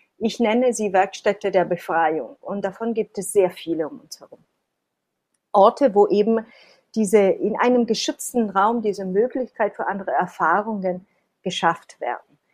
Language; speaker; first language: German; non-native, fluent; Italian